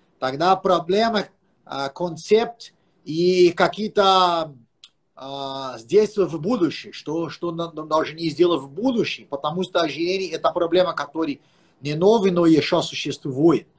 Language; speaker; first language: Russian; non-native, fluent; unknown